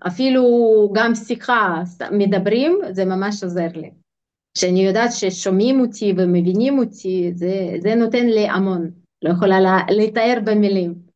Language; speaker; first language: Hebrew; non-native, fluent; Russian